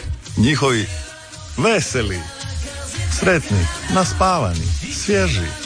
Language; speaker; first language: Serbian; native; Serbian